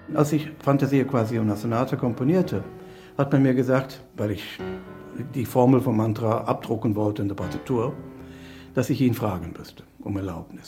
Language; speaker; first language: German; non-native, fluent; English